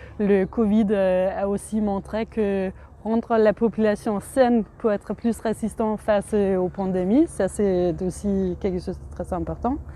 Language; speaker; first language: French; non-native, fluent; Danish